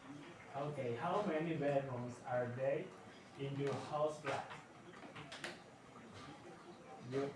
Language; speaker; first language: English; non-native, learner; Spanish